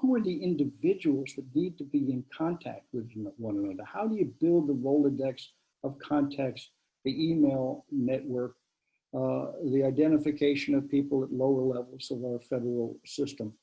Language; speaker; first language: English; native; English